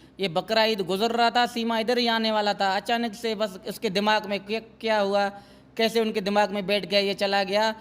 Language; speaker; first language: Urdu; non-native, local second language; Saraiki